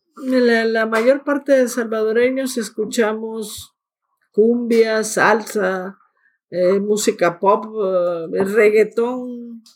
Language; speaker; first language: Spanish; native; Spanish